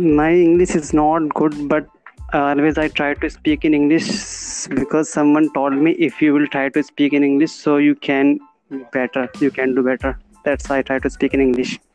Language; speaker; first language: English; non-native, learner; Hindi